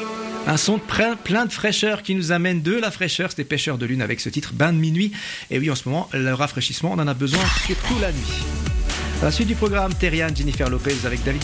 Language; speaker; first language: French; native; French